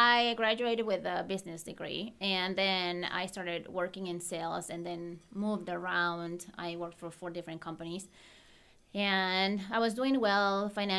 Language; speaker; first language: English; non-native, fluent; Spanish